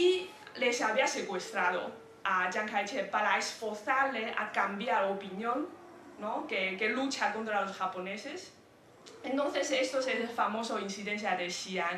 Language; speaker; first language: Spanish; non-native, fluent; Chinese